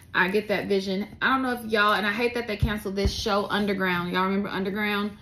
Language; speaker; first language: English; native; English